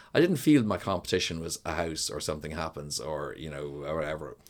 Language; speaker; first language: English; native; English